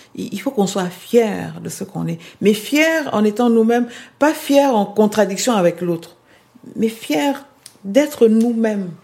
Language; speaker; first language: French; non-native, local second language; Lingala